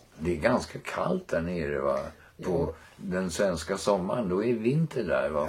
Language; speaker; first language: Swedish; native; Swedish